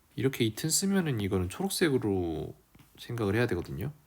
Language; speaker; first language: Korean; native; Korean